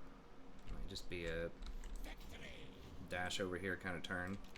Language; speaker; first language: English; native; English